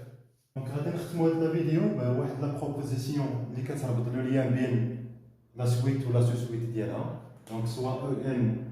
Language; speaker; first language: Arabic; native; Arabic